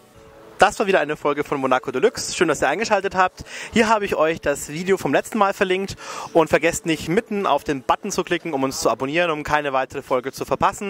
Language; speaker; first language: German; native; German